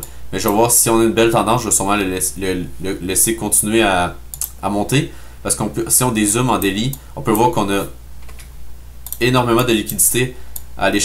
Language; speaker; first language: French; native; French